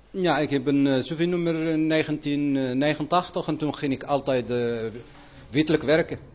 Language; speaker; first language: Dutch; non-native, fluent; Arabic